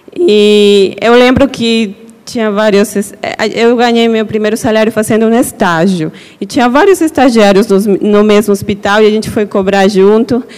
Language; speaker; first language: Portuguese; non-native, fluent; Spanish